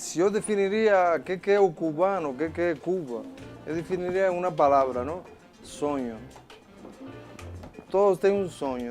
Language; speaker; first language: Portuguese; non-native, fluent; Spanish